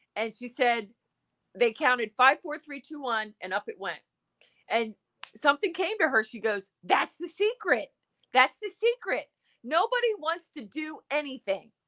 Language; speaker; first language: English; native; English